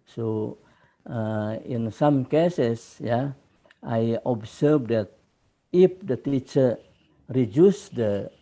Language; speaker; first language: English; non-native, fluent; Indonesian